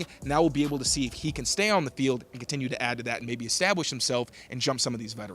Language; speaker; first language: English; native; English